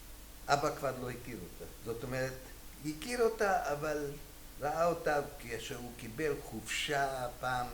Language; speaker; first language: Hebrew; non-native, fluent; Hungarian